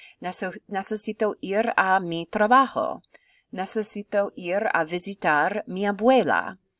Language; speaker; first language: Spanish; non-native, fluent; English